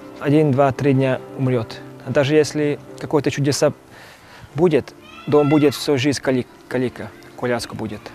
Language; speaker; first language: Russian; non-native, local second language; Romany